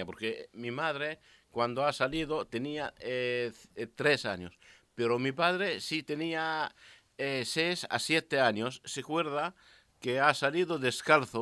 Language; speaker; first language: Spanish; non-native, learner; Arabic